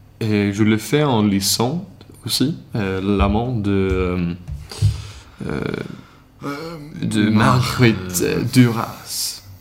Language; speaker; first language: French; non-native, learner; Swedish